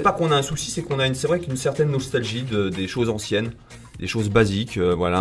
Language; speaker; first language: French; native; French